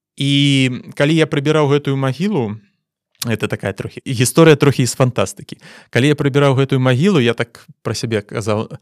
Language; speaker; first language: Belarusian; non-native, local second language; Russian